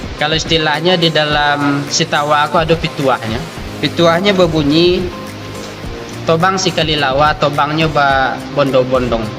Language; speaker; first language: Malay; non-native, local second language; Minangkabau